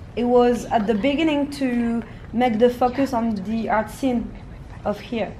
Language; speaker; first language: English; non-native, fluent; French